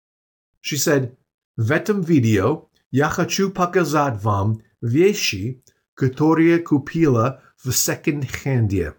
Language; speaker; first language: Russian; non-native, fluent; English